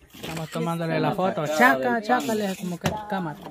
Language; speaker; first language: Spanish; native; Spanish